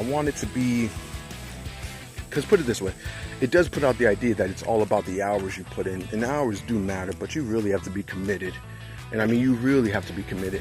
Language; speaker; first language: English; native; English